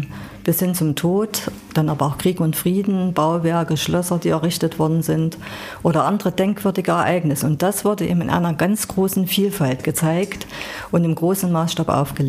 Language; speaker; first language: German; native; German